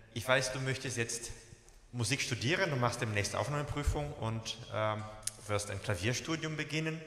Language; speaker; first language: German; native; German